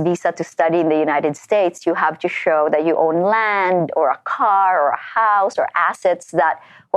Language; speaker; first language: English; non-native, local second language; Filipino